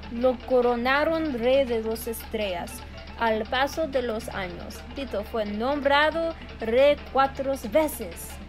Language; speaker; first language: Spanish; non-native, learner; English